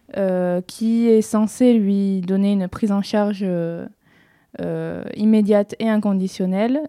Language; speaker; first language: French; native; French